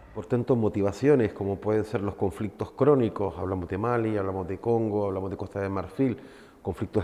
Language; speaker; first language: Spanish; native; Spanish